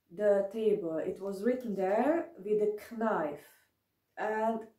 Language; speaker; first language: English; non-native, learner; German